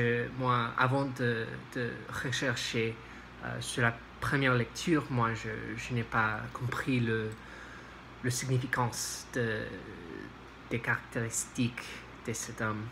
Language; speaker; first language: French; non-native, learner; English